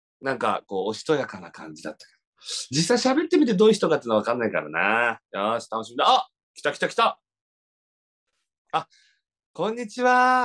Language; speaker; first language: Japanese; native; Japanese